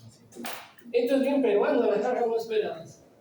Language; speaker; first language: Spanish; native; Spanish